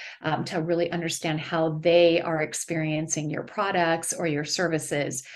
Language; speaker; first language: English; native; English